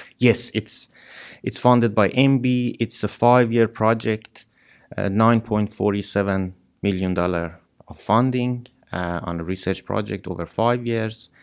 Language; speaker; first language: English; non-native, fluent; Persian